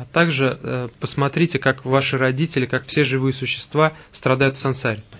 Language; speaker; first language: Russian; native; Russian